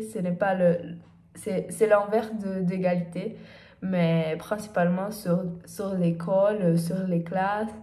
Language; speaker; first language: French; non-native, learner; Portuguese